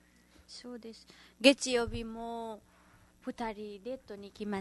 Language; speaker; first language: Japanese; non-native, learner; Nepali